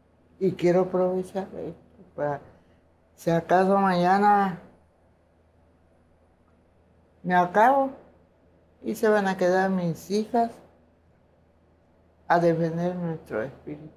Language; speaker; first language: Spanish; non-native, local second language; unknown